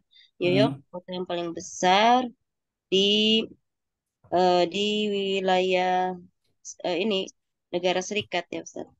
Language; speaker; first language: Indonesian; native; Indonesian